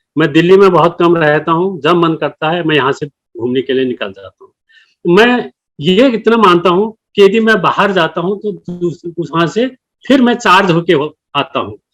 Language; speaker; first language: Hindi; non-native, local second language; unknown